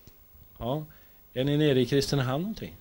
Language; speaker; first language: Swedish; native; Swedish